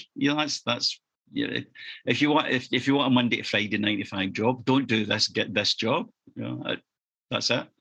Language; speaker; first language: English; native; English